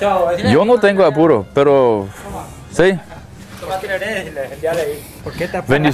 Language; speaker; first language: Spanish; non-native, learner; Danish